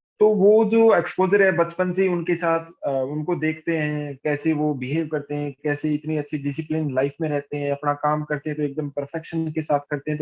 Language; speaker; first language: Hindi; native; Hindi